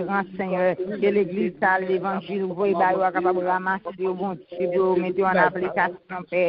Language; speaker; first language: French; non-native, local second language; Haitian Creole